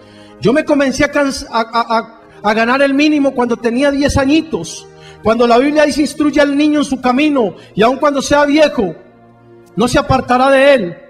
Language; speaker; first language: Spanish; native; Spanish